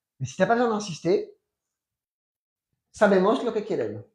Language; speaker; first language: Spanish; non-native, fluent; French